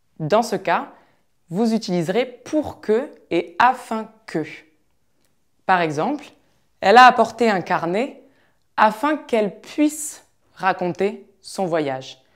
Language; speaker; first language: French; native; French